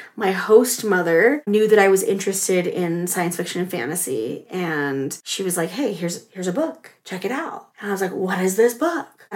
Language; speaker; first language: English; native; English